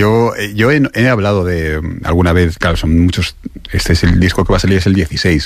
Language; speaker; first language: Spanish; native; Spanish